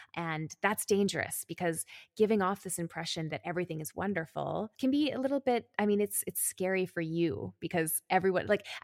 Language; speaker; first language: English; native; English